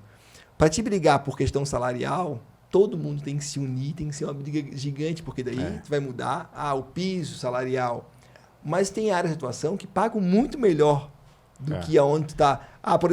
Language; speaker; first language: Portuguese; native; Portuguese